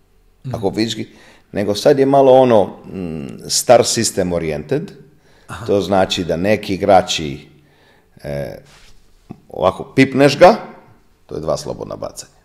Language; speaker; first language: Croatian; non-native, fluent; Italian